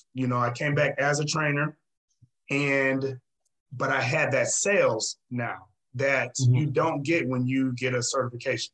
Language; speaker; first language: English; native; English